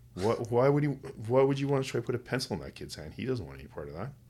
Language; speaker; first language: English; native; English